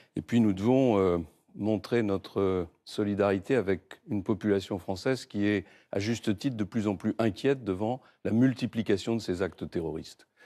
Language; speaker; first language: French; native; French